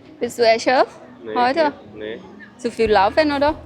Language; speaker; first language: German; non-native, learner; Thai